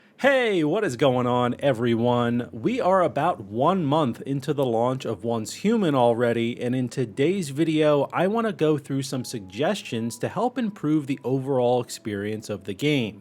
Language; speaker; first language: English; native; English